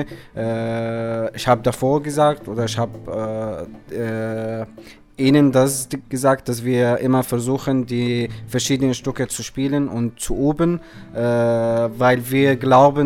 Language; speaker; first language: German; non-native, fluent; Arabic